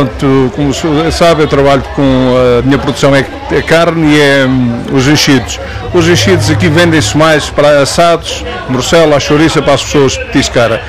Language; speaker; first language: Portuguese; native; Portuguese